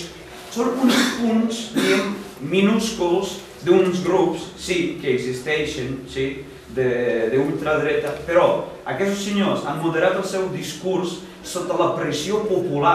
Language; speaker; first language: Catalan; non-native, fluent; Ukrainian